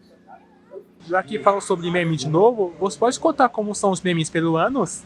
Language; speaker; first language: Portuguese; native; Portuguese